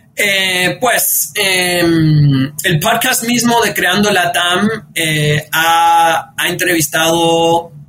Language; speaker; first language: Spanish; early bilingual, heritage; Spanish